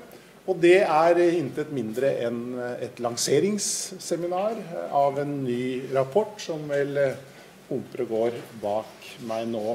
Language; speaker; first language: Norwegian; native; Norwegian